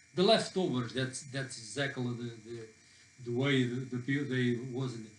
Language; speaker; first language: English; non-native, fluent; Portuguese